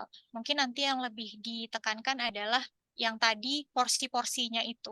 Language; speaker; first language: Indonesian; native; Indonesian